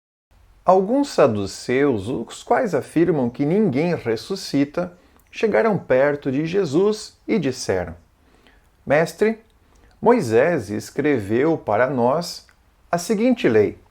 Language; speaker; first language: Portuguese; native; Portuguese